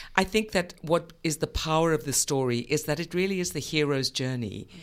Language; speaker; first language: English; native; English